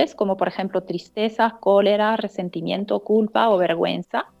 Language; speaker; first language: Spanish; non-native, fluent; French